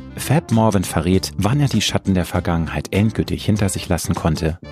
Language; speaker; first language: German; native; German